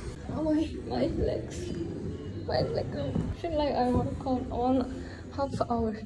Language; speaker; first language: English; non-native, learner; Korean